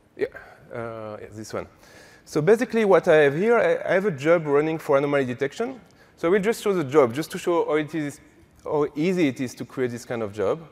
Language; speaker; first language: English; non-native, fluent; French